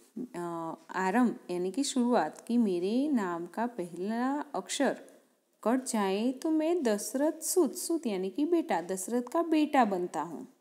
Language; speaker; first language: Hindi; non-native, local second language; Gujarati